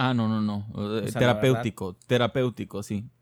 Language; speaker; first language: Spanish; native; Spanish